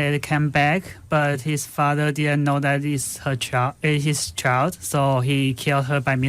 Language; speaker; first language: English; non-native, fluent; Chinese